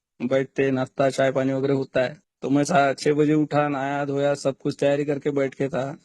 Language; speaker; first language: Hindi; non-native, local second language; Marathi